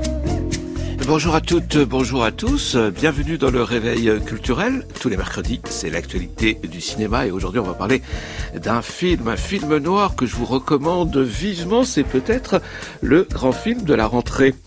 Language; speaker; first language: French; native; French